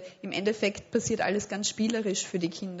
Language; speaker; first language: German; native; German